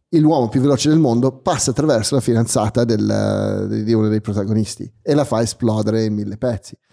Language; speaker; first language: Italian; early bilingual, heritage; Italian